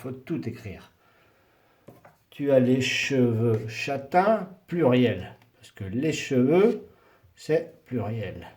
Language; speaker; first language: French; non-native, fluent; Spanish